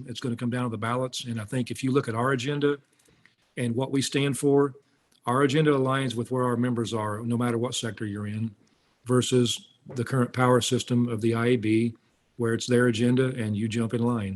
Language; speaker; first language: English; native; English